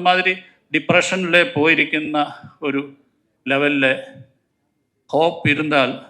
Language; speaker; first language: Tamil; non-native, learner; Malayalam